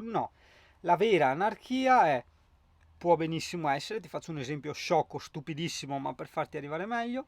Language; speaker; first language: Italian; native; Italian